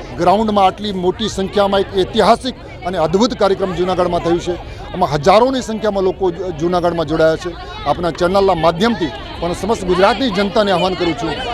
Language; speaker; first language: Gujarati; non-native, local second language; Hindi